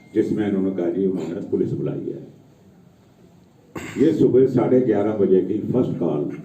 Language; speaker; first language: Hindi; non-native, local second language; Punjabi